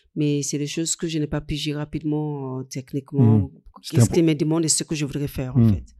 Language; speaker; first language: French; non-native, fluent; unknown